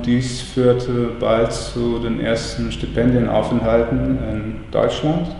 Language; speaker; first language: German; non-native, fluent; Latvian